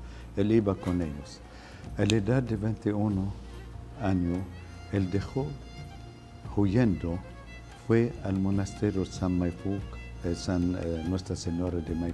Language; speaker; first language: Spanish; non-native, fluent; Arabic